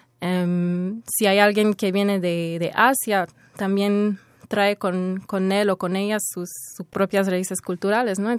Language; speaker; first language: Spanish; early bilingual, heritage; Spanish